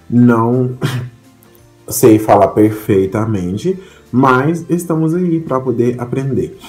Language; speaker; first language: Portuguese; non-native, fluent; Haitian Creole